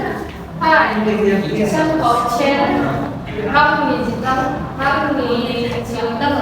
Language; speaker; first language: Chinese; non-native, learner; Indonesian